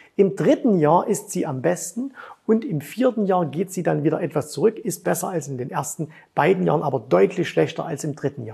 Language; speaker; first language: German; native; German